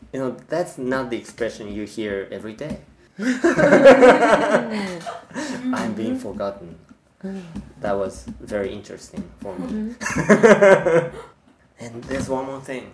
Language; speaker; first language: English; non-native, fluent; Japanese